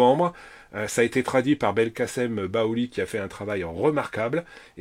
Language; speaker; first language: French; native; French